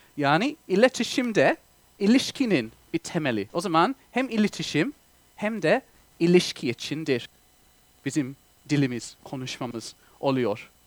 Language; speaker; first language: Turkish; non-native, fluent; English